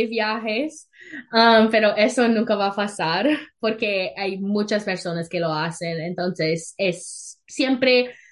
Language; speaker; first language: Spanish; non-native, learner; English